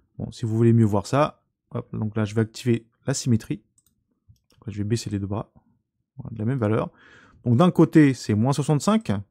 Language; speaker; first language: French; native; French